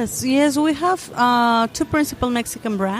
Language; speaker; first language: English; non-native, learner; Spanish